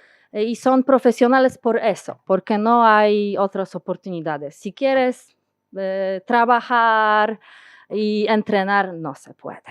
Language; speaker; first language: Spanish; non-native, learner; Polish